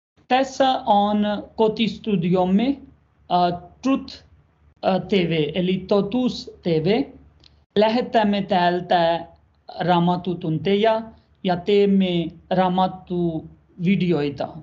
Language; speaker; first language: Finnish; non-native, learner; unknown